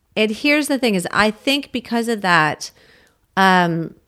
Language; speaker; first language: English; native; English